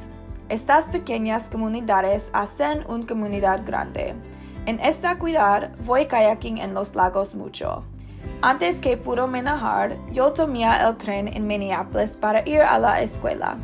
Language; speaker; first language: Spanish; non-native, learner; English